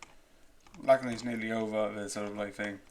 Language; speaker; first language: English; native; English